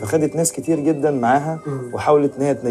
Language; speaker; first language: Arabic; native; Arabic